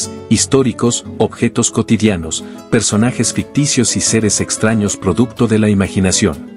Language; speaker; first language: Spanish; native; Spanish